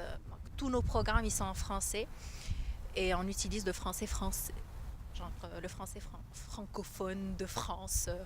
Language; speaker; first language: French; non-native, local second language; Arabic